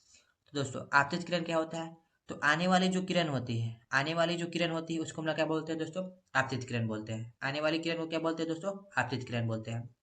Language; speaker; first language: Hindi; native; Hindi